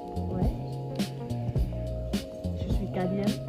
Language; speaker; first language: French; non-native, learner; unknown